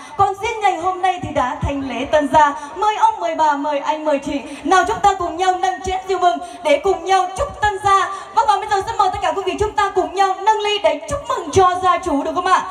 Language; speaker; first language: Vietnamese; non-native, local second language; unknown